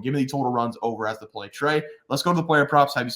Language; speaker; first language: English; native; English